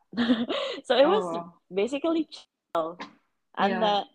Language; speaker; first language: English; non-native, local second language; Cebuano